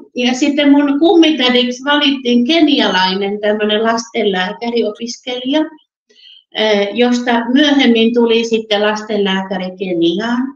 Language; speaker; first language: Finnish; early bilingual, other home language; Russian